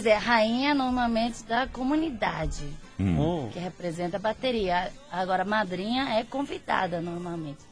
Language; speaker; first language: Portuguese; non-native, fluent; Japanese